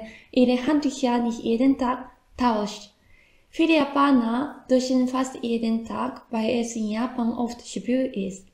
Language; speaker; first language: German; non-native, fluent; Japanese